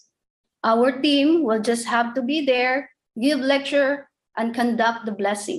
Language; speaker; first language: English; non-native, local second language; Cebuano